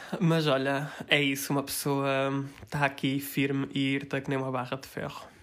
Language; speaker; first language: Portuguese; early bilingual, heritage; Portuguese